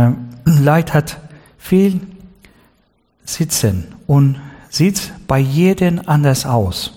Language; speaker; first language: German; non-native, learner; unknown